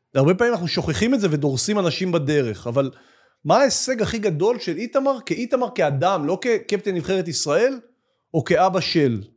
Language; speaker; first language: Hebrew; native; Hebrew